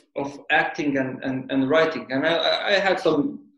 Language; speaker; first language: English; non-native, fluent; Albanian